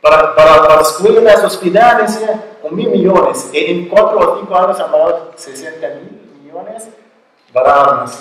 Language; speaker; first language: Spanish; non-native, learner; Arabic